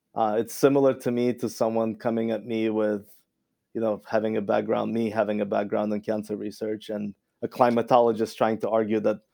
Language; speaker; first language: English; early bilingual, other home language; Romanian